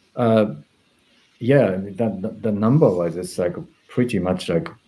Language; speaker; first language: English; non-native, fluent; Japanese